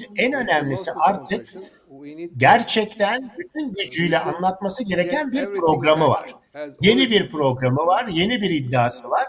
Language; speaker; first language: Turkish; native; Turkish